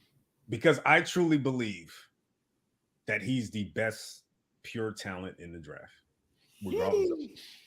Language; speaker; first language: English; native; English